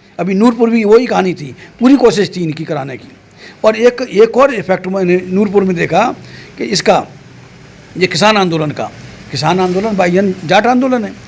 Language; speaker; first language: Hindi; native; Hindi